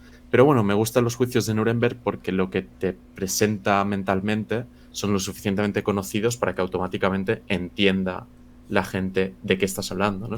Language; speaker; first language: Spanish; native; Spanish